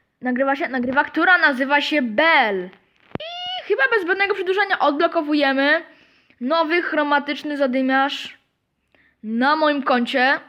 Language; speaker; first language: Polish; native; Polish